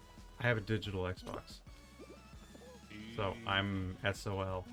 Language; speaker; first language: English; native; English